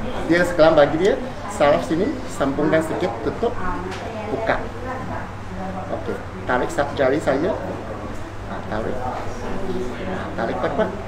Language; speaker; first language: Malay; non-native, local second language; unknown